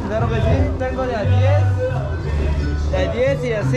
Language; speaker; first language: Spanish; native; Spanish